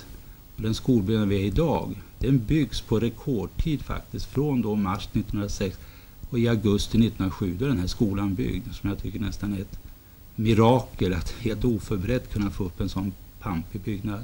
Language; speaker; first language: Swedish; native; Swedish